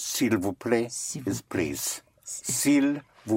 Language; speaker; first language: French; non-native, fluent; English